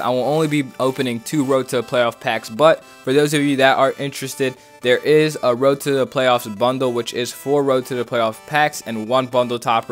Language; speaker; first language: English; native; English